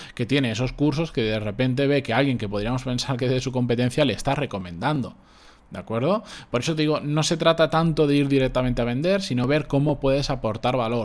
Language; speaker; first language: Spanish; native; Spanish